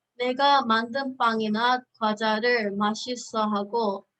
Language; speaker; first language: Korean; early bilingual, heritage; Korean